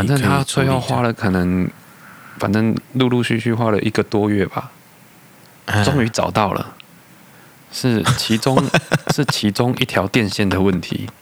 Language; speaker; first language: Chinese; native; Chinese